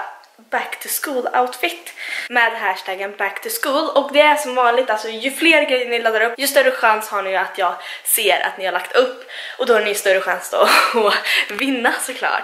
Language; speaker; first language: Swedish; native; Swedish